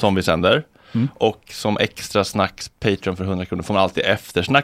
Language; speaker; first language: Swedish; native; Swedish